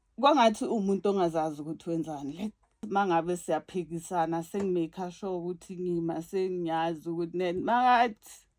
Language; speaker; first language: Zulu; non-native, local second language; South Ndebele